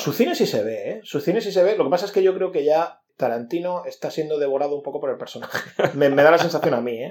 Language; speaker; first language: Spanish; native; Spanish